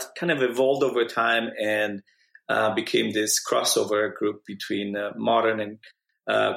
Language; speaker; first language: English; non-native, fluent; Romanian